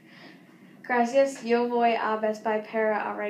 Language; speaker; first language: Spanish; non-native, learner; English